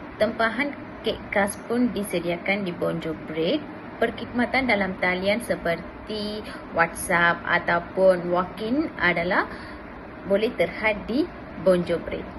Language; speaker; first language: Malay; non-native, local second language; Tamil